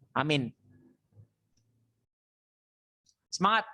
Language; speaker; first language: Indonesian; native; Indonesian